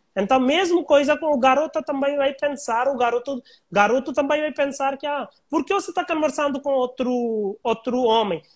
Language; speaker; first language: Portuguese; non-native, learner; Hindi